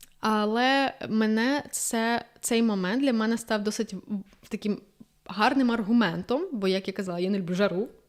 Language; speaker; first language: Ukrainian; native; Ukrainian